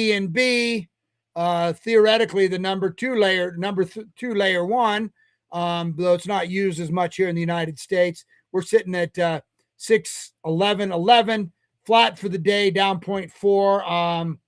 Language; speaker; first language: English; native; English